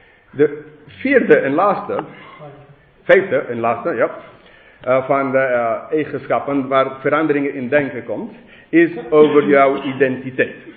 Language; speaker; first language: Dutch; non-native, fluent; English